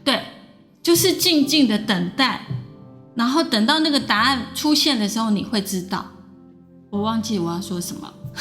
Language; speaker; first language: Chinese; native; Chinese